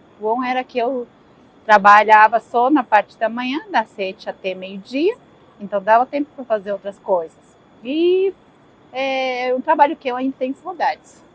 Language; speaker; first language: Portuguese; early bilingual, other home language; Spanish